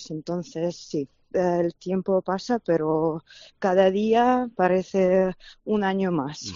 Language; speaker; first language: Spanish; non-native, fluent; Ukrainian